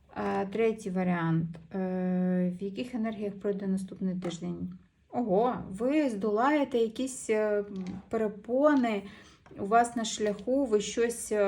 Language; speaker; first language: Ukrainian; non-native, local second language; Russian